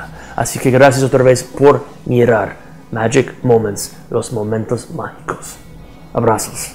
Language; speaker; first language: Spanish; non-native, learner; English